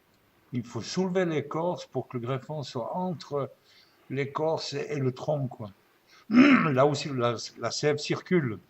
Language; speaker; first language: French; native; French